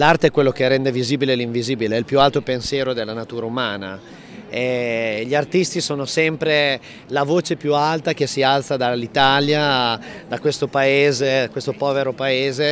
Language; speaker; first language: Italian; native; Italian